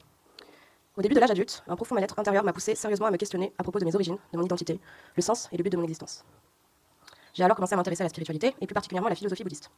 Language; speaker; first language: French; native; French